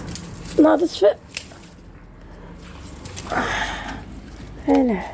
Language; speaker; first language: Arabic; native; Arabic